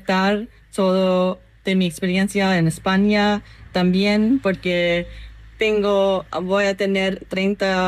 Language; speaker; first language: Spanish; non-native, learner; English